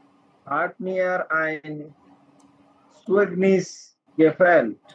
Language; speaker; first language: German; non-native, learner; Bangla